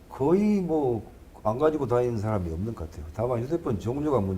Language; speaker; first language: Korean; native; Korean